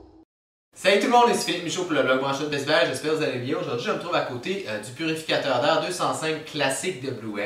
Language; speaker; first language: French; native; French